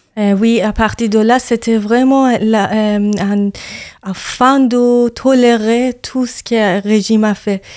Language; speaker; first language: French; non-native, learner; Persian